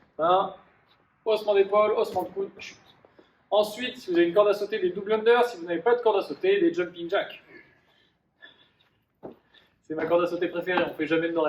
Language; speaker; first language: French; native; French